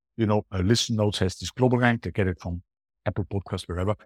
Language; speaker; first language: English; non-native, fluent; German